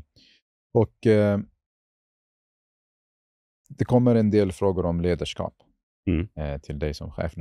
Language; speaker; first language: Swedish; non-native, fluent; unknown